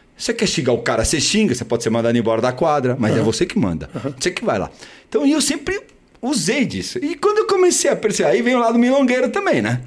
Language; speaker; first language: Portuguese; early bilingual, other home language; Spanish